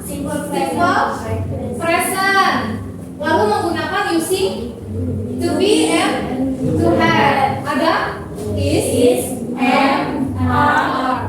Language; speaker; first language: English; non-native, fluent; Indonesian